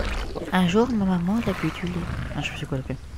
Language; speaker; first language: French; native; French